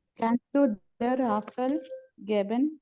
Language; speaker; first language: German; non-native, learner; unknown